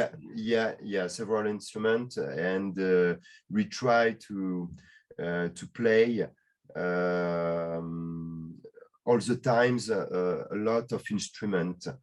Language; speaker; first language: English; non-native, learner; French